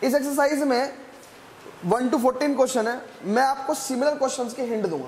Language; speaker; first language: Hindi; native; Hindi